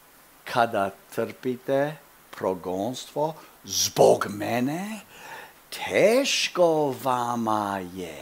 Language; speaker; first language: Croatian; early bilingual, heritage; Croatian